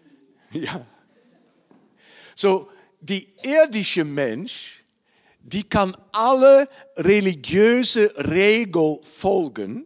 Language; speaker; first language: German; non-native, learner; Dutch